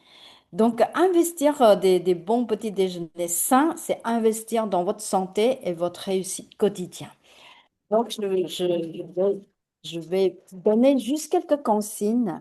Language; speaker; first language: French; non-native, fluent; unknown